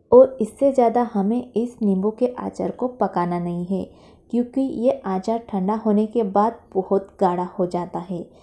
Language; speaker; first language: Hindi; non-native, local second language; Marathi